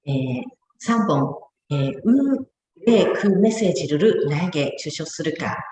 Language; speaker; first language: Korean; non-native, fluent; Japanese